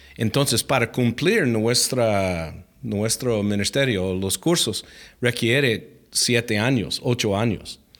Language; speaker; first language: Spanish; non-native, fluent; English